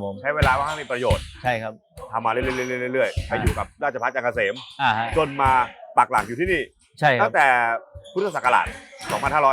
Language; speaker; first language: Thai; native; Thai